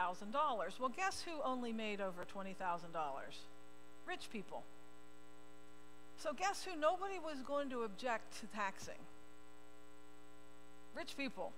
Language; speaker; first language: English; native; English